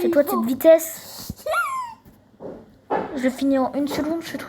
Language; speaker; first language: French; native; French